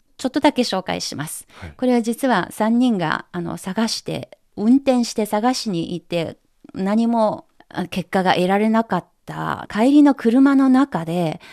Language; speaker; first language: Japanese; non-native, fluent; Chinese